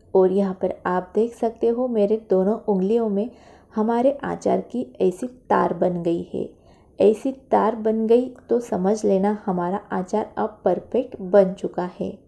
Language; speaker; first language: Hindi; non-native, local second language; Marathi